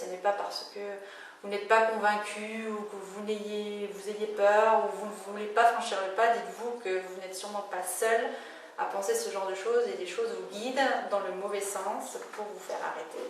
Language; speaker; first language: French; native; French